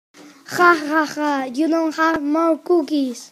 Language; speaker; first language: English; non-native, learner; Spanish